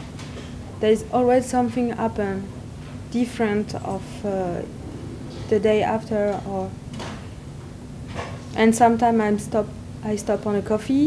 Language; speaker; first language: English; non-native, learner; French